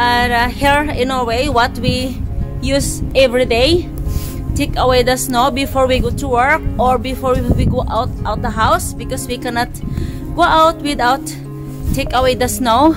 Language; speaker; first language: English; non-native, learner; Filipino